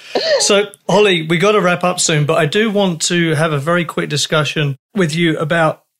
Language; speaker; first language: English; native; English